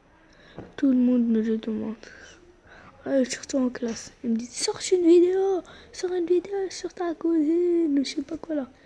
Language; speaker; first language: French; non-native, local second language; Arabic